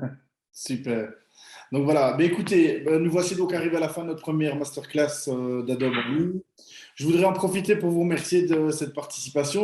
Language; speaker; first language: French; native; French